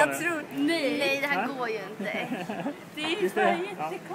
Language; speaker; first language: Swedish; native; Swedish